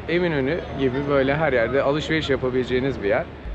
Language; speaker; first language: Turkish; native; Turkish